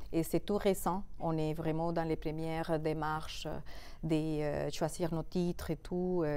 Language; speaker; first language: French; non-native, fluent; Spanish